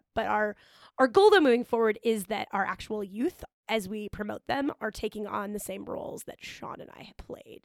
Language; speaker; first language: English; native; English